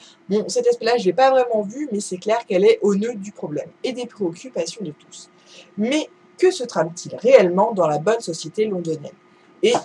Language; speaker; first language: French; native; French